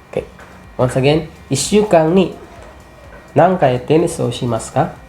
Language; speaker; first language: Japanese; non-native, fluent; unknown